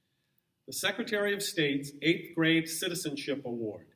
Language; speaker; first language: English; native; English